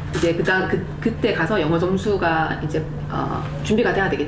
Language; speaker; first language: Korean; native; Korean